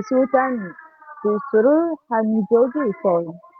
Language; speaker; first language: Korean; non-native, learner; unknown